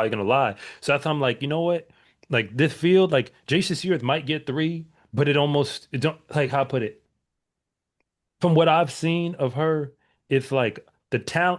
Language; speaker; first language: English; native; English